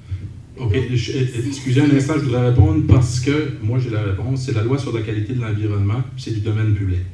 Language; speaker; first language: French; native; French